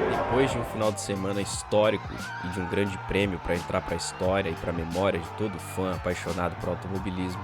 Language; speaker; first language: Portuguese; native; Portuguese